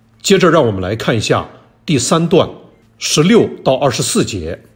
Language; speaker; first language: Chinese; native; Chinese